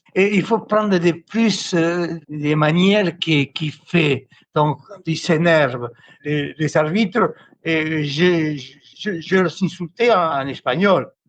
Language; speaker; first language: French; non-native, fluent; Spanish